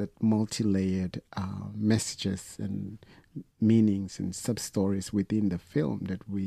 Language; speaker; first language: English; non-native, fluent; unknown